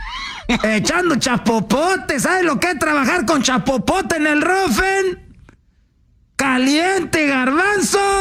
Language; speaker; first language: Spanish; native; Spanish